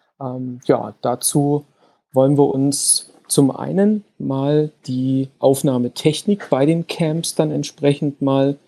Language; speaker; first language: German; native; German